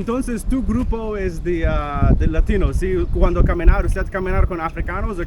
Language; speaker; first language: Spanish; non-native, learner; English